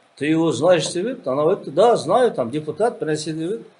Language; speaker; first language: Russian; non-native, local second language; Kazakh